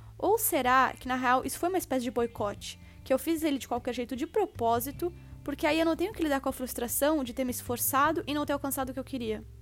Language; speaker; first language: Portuguese; native; Portuguese